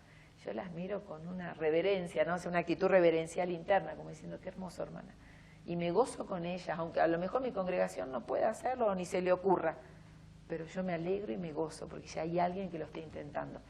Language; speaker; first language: Spanish; native; Spanish